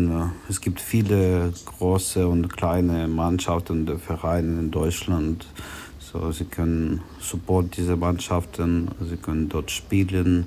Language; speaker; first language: German; non-native, learner; Ukrainian